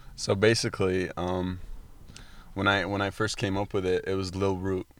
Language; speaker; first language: English; early bilingual, other home language; Arabic